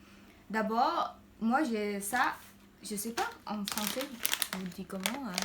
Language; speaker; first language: French; non-native, learner; Khmer